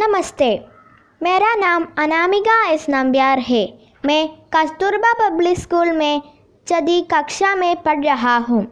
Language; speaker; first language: Hindi; non-native, local second language; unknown